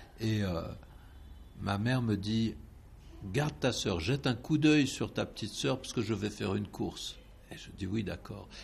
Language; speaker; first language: French; native; French